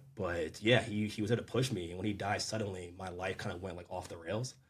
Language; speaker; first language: English; native; English